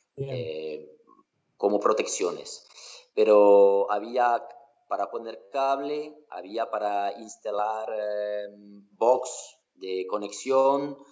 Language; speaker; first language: Spanish; non-native, fluent; French